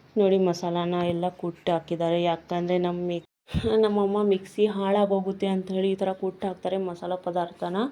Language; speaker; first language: Kannada; non-native, local second language; Lambadi